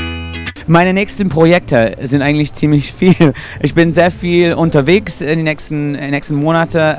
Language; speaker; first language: German; non-native, fluent; English